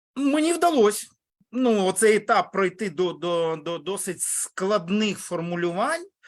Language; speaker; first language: Ukrainian; non-native, local second language; Russian